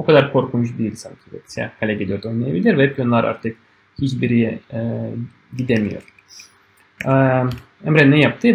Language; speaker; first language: Turkish; non-native, fluent; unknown